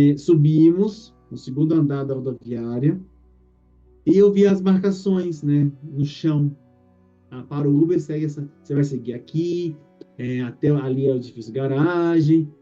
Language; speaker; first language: Portuguese; native; Portuguese